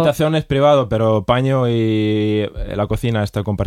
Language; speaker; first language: Spanish; non-native, fluent; Estonian